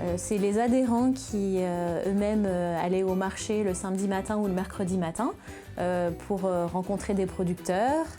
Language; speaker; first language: French; native; French